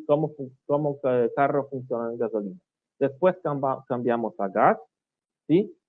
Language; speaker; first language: Spanish; non-native, learner; Polish